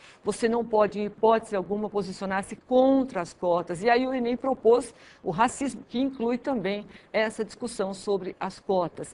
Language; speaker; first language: Portuguese; native; Portuguese